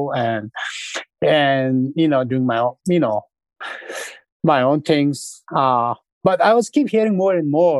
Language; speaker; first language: English; non-native, fluent; Sherpa